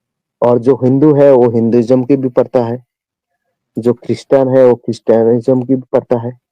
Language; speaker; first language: Hindi; non-native, local second language; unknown